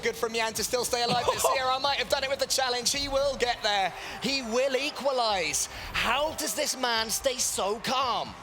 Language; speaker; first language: English; native; English